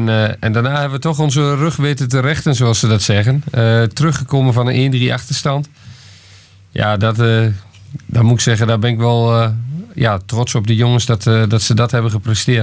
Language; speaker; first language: Dutch; native; Dutch